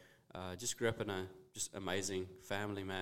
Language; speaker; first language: English; non-native, local second language; Afrikaans